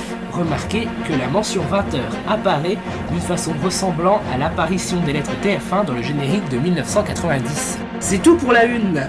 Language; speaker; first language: French; native; French